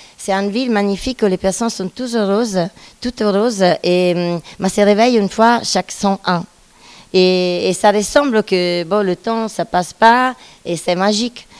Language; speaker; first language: French; non-native, fluent; Italian